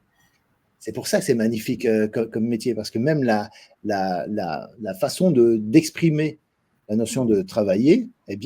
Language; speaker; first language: French; native; French